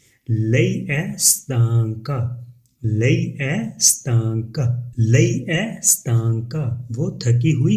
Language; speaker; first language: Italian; non-native, fluent; Urdu